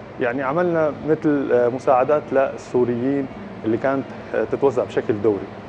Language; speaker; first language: Arabic; native; Arabic